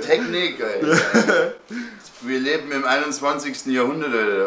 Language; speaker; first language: German; native; German